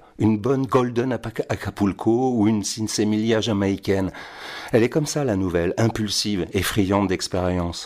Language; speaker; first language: French; native; French